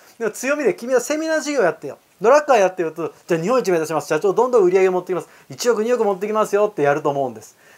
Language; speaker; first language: Japanese; native; Japanese